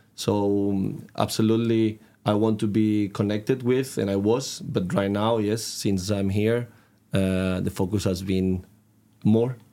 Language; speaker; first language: English; non-native, fluent; Spanish